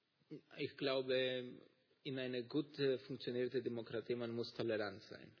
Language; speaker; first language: German; non-native, fluent; Greek